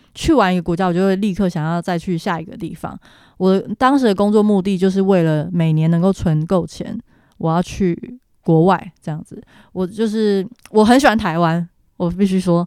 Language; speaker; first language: Chinese; native; Chinese